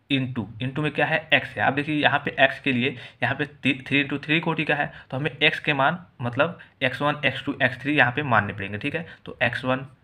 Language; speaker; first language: Hindi; native; Hindi